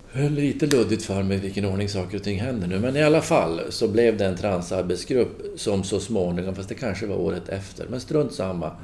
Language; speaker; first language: Swedish; native; Swedish